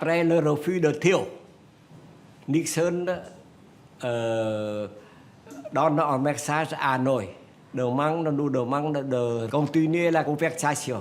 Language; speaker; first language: French; non-native, fluent; Vietnamese